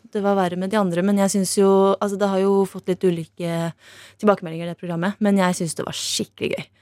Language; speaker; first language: Norwegian; native; Norwegian